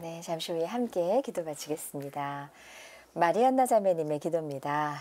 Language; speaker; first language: Korean; native; Korean